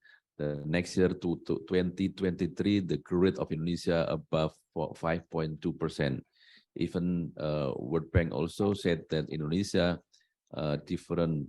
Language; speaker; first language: English; non-native, learner; Indonesian